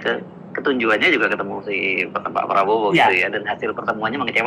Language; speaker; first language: Indonesian; native; Indonesian